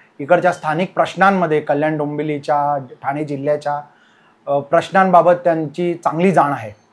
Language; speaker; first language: Marathi; native; Marathi